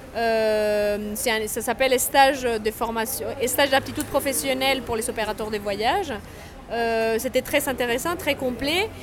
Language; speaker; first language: French; non-native, fluent; Spanish